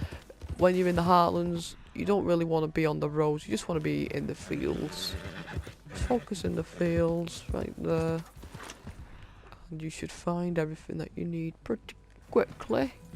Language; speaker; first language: English; native; English